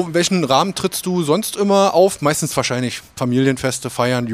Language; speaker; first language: German; native; German